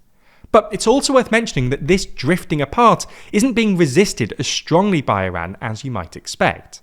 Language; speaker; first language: English; native; English